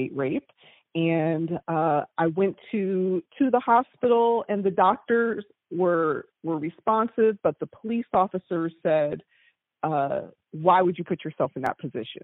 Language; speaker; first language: English; native; English